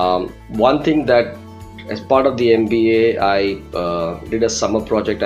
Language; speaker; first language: English; non-native, local second language; Gujarati